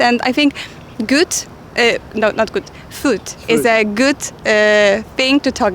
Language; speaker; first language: English; non-native, fluent; Polish